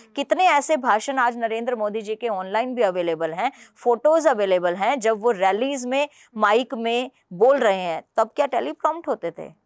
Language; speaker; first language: Hindi; non-native, local second language; Punjabi